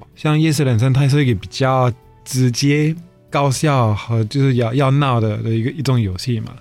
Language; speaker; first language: Chinese; non-native, fluent; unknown